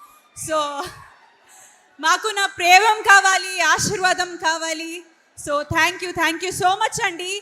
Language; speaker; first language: Telugu; non-native, local second language; Kannada